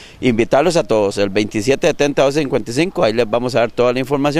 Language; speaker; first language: Spanish; native; Spanish